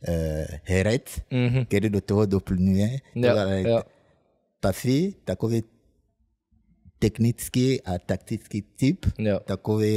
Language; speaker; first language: Czech; non-native, fluent; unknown